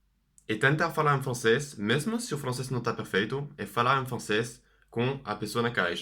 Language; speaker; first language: Portuguese; non-native, fluent; French